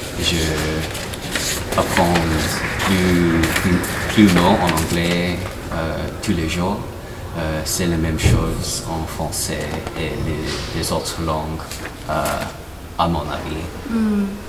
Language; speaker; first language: French; non-native, learner; English